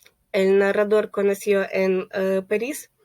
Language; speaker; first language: Spanish; non-native, fluent; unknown